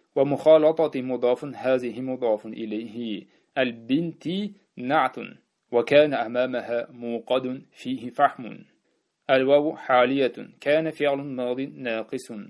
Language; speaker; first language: Arabic; non-native, fluent; Uzbek